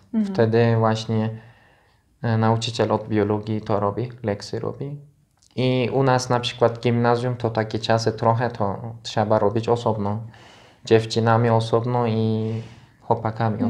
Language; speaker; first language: Polish; non-native, learner; Turkish